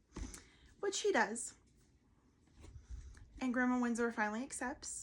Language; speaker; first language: English; native; English